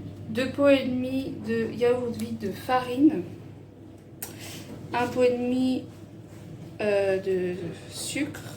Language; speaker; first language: French; native; French